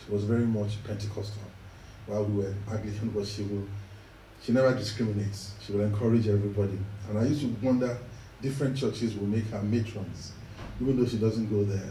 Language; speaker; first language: English; non-native, local second language; Yoruba